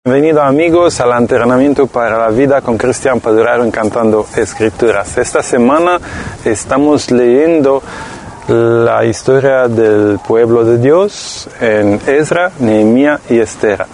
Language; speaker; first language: Spanish; non-native, fluent; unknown